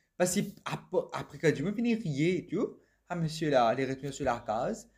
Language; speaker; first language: French; non-native, local second language; Morisyen